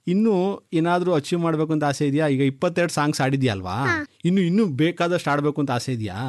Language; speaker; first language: Kannada; native; Kannada